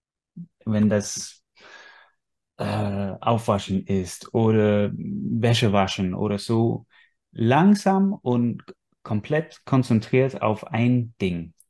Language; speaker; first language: German; non-native, fluent; English